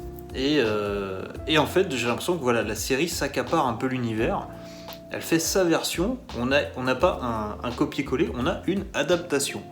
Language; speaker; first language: French; native; French